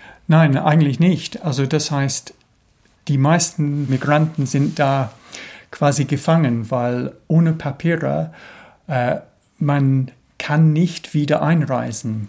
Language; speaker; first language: German; non-native, fluent; English